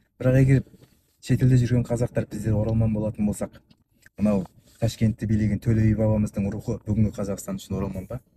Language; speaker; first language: Kazakh; early bilingual, heritage; Kazakh